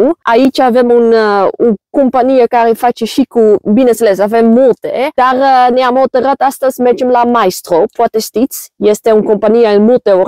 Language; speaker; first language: Romanian; non-native, learner; Dutch